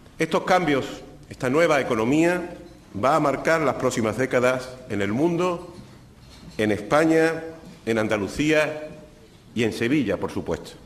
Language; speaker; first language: Spanish; native; Spanish